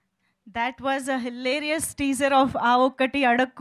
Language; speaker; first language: Telugu; native; Telugu